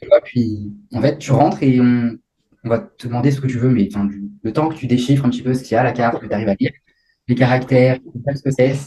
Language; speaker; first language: French; native; French